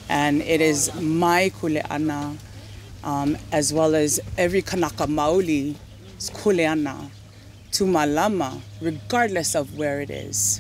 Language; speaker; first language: English; native; English